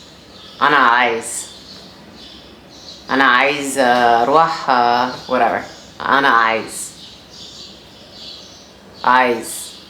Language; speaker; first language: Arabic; non-native, learner; English